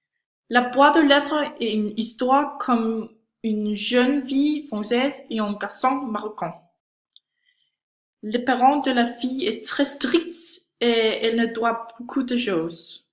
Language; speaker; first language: French; non-native, learner; Danish